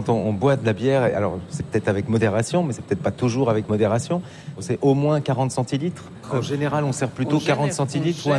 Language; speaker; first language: French; native; French